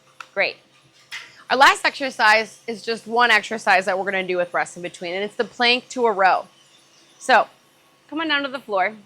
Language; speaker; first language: English; native; English